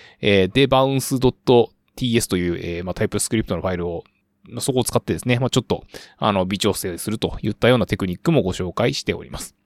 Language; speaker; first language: Japanese; native; Japanese